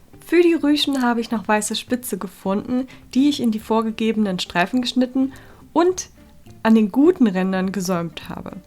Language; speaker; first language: German; native; German